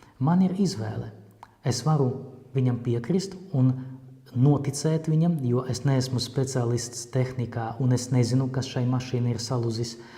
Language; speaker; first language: Latvian; non-native, local second language; Russian